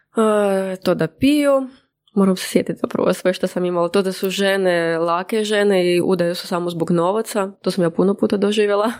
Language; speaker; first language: Croatian; non-native, fluent; Russian